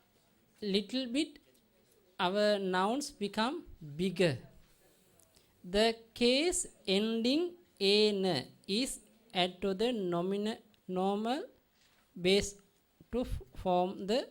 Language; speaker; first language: English; non-native, learner; Sinhala